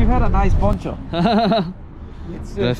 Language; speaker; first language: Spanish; non-native, learner; Korean